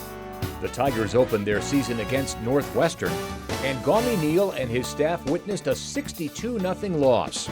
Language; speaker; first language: English; native; English